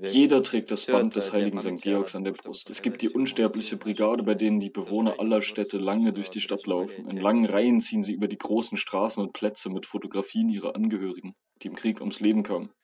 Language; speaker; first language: German; native; German